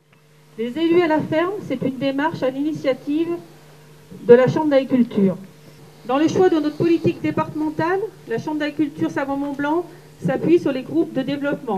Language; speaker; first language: French; native; French